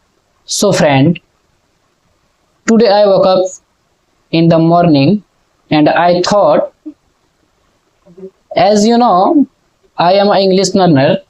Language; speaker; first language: English; non-native, learner; Hindi